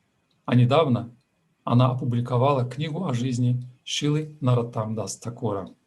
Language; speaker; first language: Russian; native; Russian